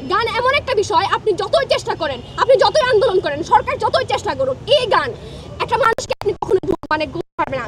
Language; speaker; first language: Bangla; non-native, local second language; Chakma